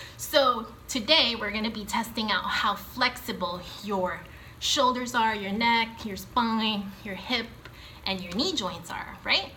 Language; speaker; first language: English; native; English